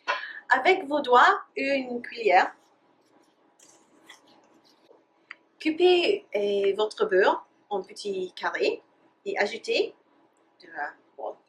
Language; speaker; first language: French; non-native, learner; English